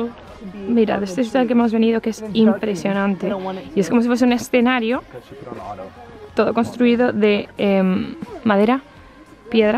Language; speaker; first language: Spanish; native; Spanish